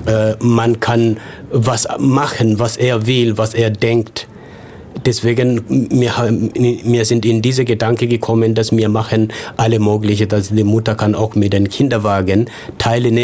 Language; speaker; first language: German; non-native, fluent; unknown